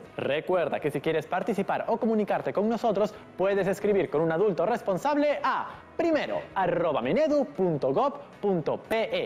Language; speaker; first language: Spanish; native; Spanish